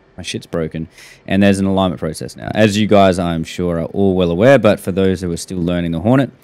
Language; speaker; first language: English; native; English